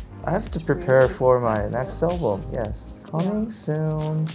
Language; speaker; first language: English; non-native, learner; Korean